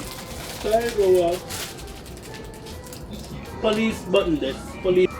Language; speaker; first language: Japanese; non-native, learner; English